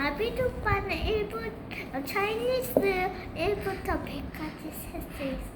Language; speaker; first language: Korean; early bilingual, heritage; Korean